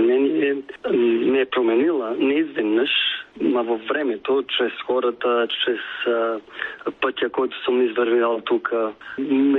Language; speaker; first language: Bulgarian; non-native, fluent; Italian